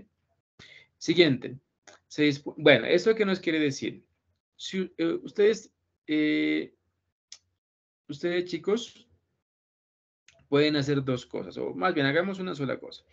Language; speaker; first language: Spanish; native; Spanish